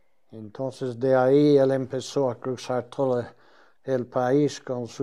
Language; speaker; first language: Spanish; non-native, fluent; English